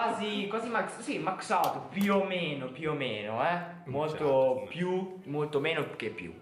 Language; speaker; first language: Italian; native; Italian